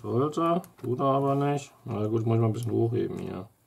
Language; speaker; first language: German; native; German